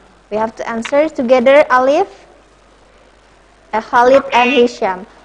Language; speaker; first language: English; non-native, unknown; Indonesian